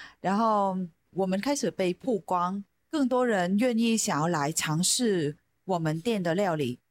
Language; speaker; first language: Chinese; non-native, fluent; Vietnamese